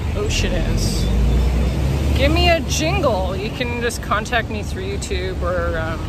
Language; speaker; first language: English; native; English